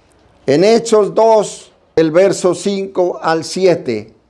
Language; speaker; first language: Spanish; native; Spanish